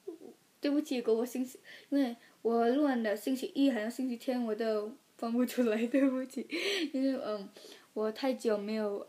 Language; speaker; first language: Chinese; early bilingual, heritage; Chinese